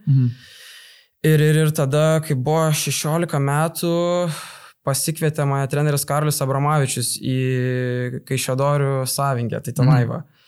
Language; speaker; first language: Lithuanian; native; Lithuanian